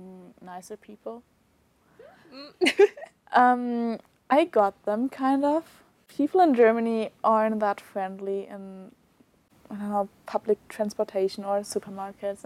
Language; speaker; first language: English; non-native, fluent; German